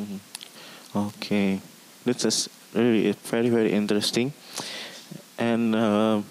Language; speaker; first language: English; non-native, learner; Indonesian